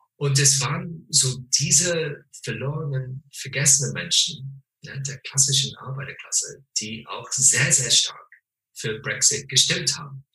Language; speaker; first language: German; non-native, fluent; English